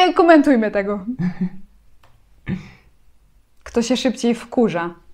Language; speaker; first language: Polish; native; Polish